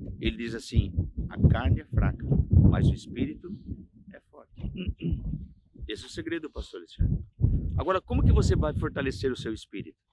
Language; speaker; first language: Portuguese; native; Portuguese